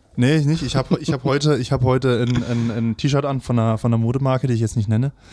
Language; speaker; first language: German; native; German